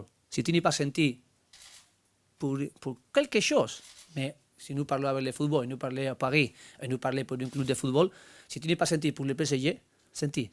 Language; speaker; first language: French; non-native, learner; Spanish